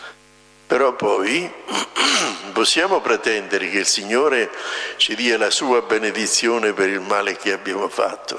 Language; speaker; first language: Italian; native; Italian